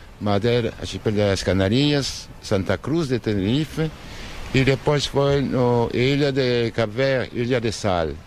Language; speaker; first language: Portuguese; non-native, learner; French